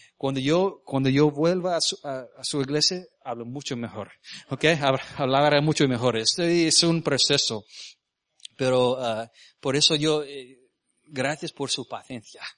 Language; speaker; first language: Spanish; early bilingual, heritage; Spanish